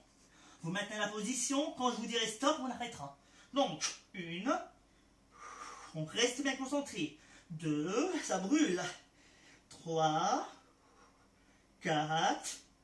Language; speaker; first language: French; native; French